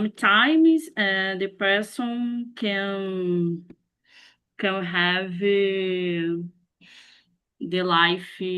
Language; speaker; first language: English; non-native, learner; Portuguese